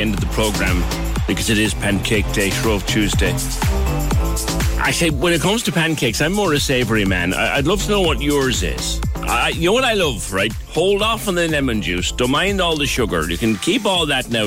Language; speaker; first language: English; non-native, fluent; Polish